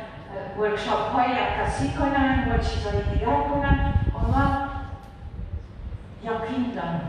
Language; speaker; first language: Persian; non-native, learner; Arabic